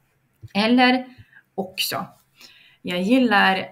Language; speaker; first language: Swedish; non-native, fluent; Russian